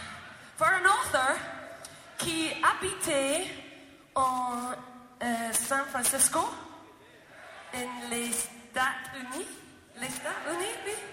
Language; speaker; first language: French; non-native, learner; English